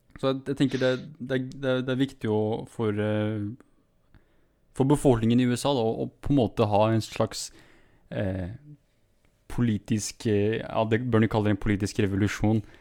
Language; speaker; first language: Norwegian; native; Norwegian